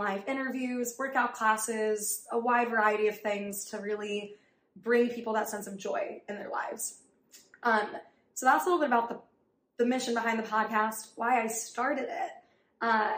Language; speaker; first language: English; native; English